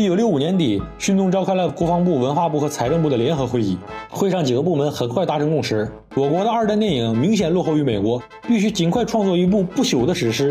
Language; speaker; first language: Chinese; native; Chinese